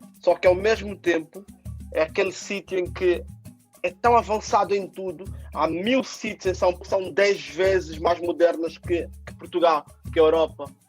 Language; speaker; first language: Portuguese; native; Portuguese